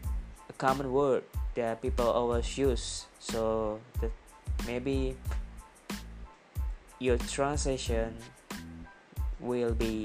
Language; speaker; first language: English; non-native, learner; Indonesian